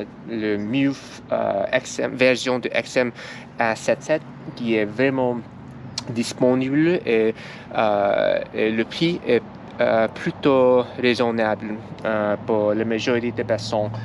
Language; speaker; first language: French; non-native, learner; English